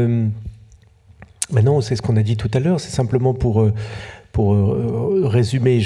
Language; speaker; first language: French; native; French